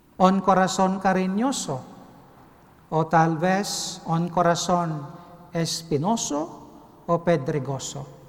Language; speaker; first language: Spanish; non-native, learner; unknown